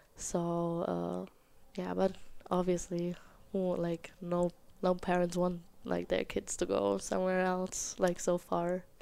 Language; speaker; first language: English; non-native, fluent; German